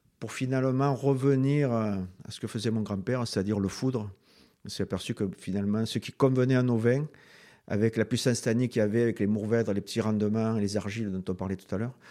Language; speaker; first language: French; native; French